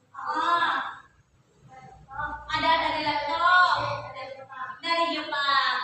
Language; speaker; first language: Indonesian; native; Indonesian